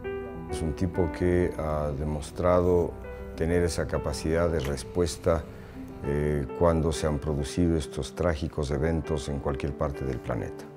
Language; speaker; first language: Spanish; native; Spanish